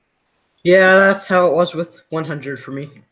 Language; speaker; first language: English; native; English